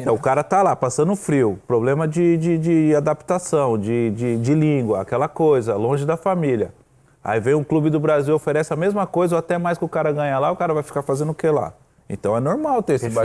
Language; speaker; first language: Portuguese; native; Portuguese